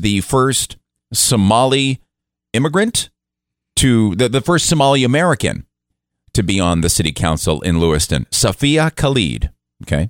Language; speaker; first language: English; native; English